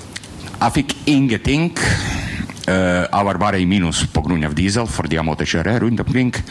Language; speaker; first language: Norwegian; non-native, learner; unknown